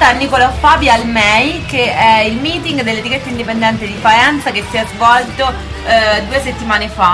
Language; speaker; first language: Italian; native; Italian